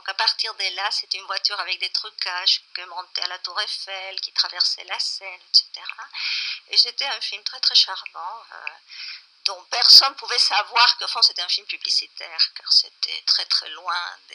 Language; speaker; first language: French; non-native, fluent; Spanish